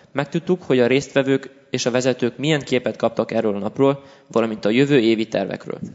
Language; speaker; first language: Hungarian; early bilingual, heritage; Hungarian